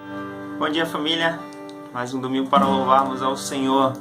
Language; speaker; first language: Portuguese; native; Portuguese